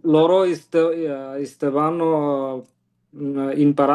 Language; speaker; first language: Italian; non-native, learner; Bangla